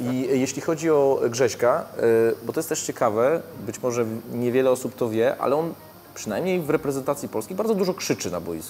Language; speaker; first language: Polish; native; Polish